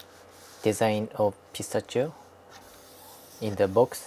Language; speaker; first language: English; non-native, learner; Japanese